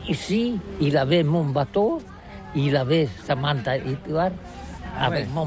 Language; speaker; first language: French; non-native, learner; Catalan